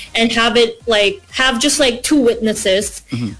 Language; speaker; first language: English; non-native, local second language; Korean